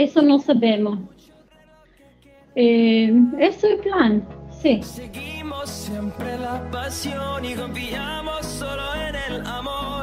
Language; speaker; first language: Spanish; non-native, learner; German